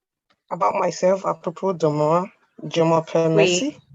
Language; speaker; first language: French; non-native, learner; Yoruba